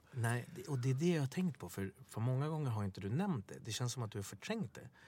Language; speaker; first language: Swedish; early bilingual, other home language; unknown